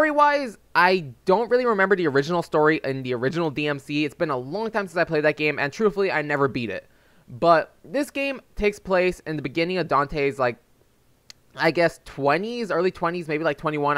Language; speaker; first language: English; native; English